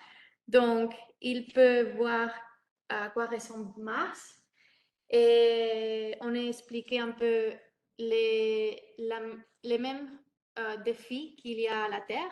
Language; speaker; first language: French; non-native, learner; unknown